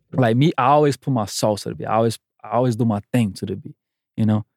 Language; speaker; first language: English; non-native, fluent; Portuguese